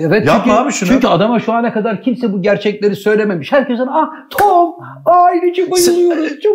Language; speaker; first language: Turkish; native; Turkish